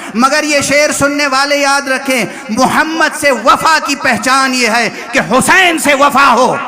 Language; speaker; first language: Urdu; native; Urdu